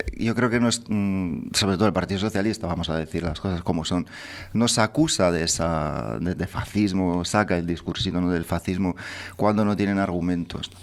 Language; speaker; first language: Spanish; non-native, fluent; Italian